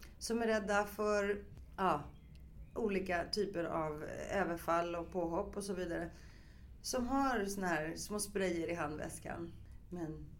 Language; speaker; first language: Swedish; early bilingual, other home language; Greek